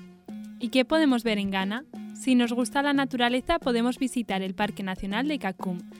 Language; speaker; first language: Spanish; native; Spanish